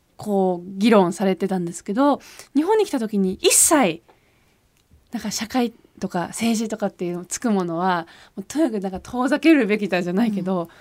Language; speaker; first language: Japanese; early bilingual, heritage; Japanese